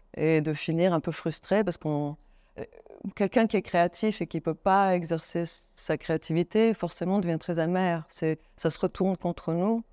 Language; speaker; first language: French; native; French